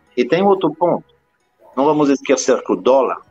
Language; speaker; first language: Portuguese; non-native, fluent; French